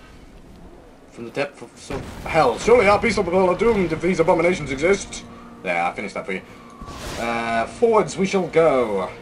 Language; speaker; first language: English; native; English